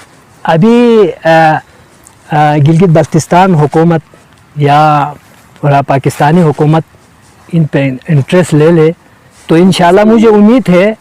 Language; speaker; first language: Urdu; non-native, local second language; Balti